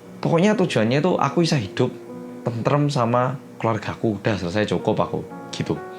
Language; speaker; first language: Indonesian; early bilingual, other home language; Korean